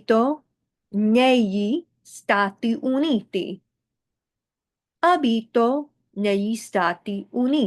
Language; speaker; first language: Italian; non-native, fluent; English